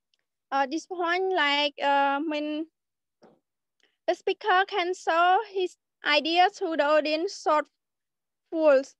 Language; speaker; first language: English; non-native, learner; Khmer